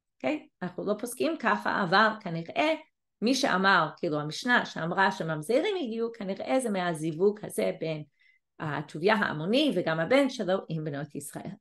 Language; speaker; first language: Hebrew; non-native, fluent; English